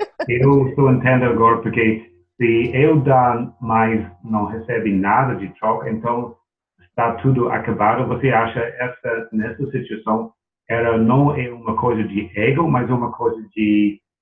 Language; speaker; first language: Portuguese; non-native, learner; English